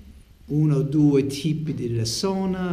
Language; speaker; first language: Italian; non-native, learner; English